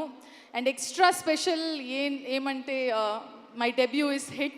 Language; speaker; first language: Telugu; non-native, learner; Kannada